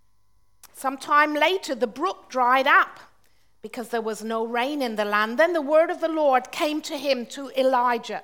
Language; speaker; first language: English; native; English